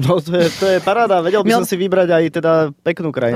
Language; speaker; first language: Slovak; native; Slovak